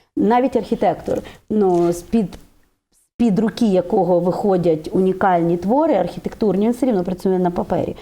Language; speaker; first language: Ukrainian; native; Ukrainian